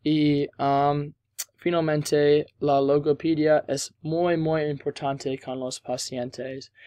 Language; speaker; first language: Spanish; non-native, learner; English